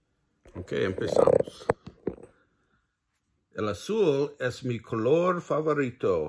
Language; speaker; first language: Spanish; non-native, learner; English